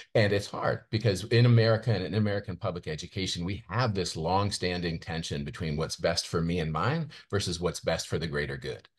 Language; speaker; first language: English; native; English